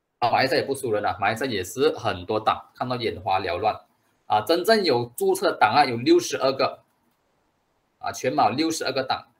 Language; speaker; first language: Chinese; native; Chinese